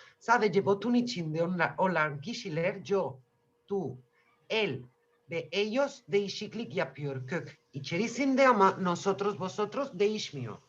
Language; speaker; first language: Turkish; non-native, fluent; Spanish